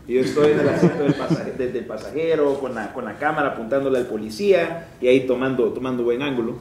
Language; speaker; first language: Spanish; native; Spanish